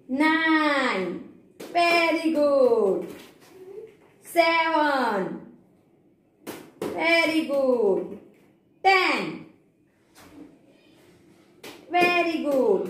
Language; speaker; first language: English; non-native, local second language; Gujarati